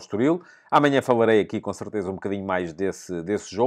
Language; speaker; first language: Portuguese; native; Portuguese